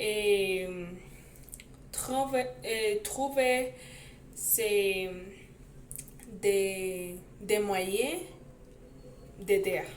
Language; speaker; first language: French; non-native, learner; Spanish